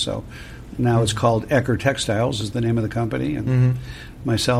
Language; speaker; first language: English; native; English